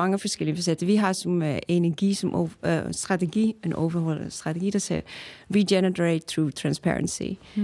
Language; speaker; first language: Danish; non-native, fluent; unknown